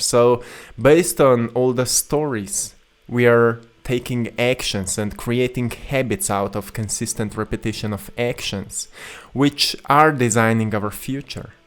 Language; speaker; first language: English; non-native, fluent; Slovenian